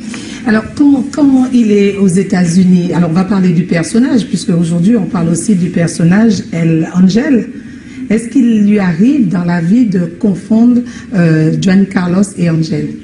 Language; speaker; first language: French; native; French